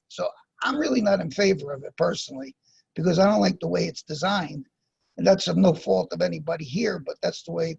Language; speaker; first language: English; native; English